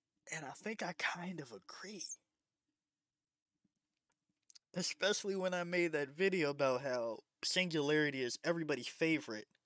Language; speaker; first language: English; native; English